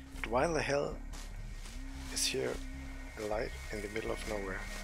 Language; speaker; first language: English; non-native, fluent; German